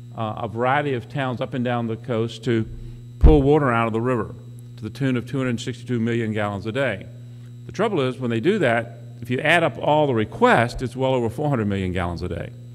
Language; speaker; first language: English; native; English